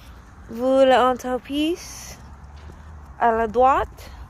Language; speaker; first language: French; non-native, learner; Spanish